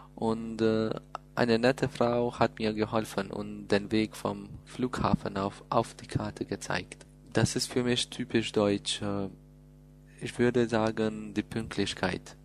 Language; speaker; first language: German; non-native, fluent; Albanian